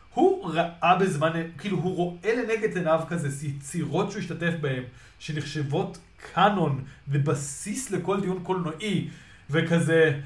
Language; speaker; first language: Hebrew; native; Hebrew